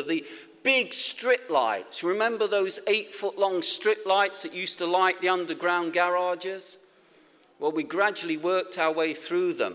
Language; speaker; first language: English; native; English